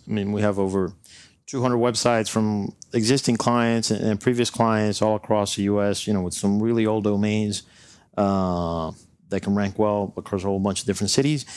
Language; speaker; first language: English; non-native, local second language; Spanish